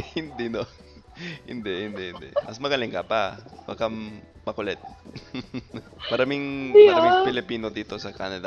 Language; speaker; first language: Filipino; non-native, fluent; English